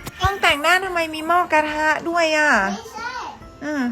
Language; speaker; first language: Thai; native; Thai